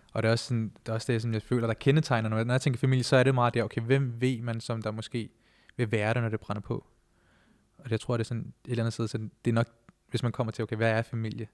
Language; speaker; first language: Danish; early bilingual, other home language; Punjabi